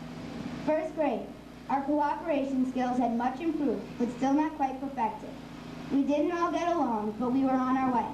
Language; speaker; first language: English; native; English